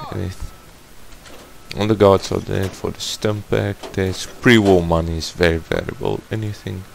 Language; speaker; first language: English; non-native, fluent; Afrikaans